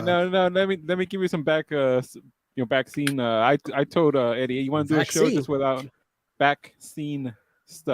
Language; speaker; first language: English; native; English